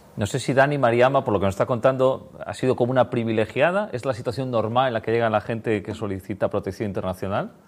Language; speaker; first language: Spanish; native; Spanish